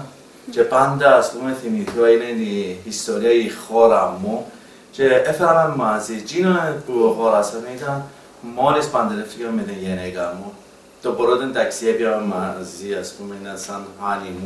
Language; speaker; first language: Greek; non-native, learner; Persian